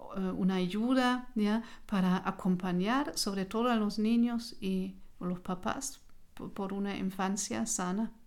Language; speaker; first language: Spanish; non-native, fluent; German